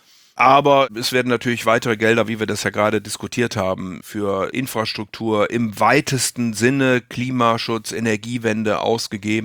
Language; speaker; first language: German; native; German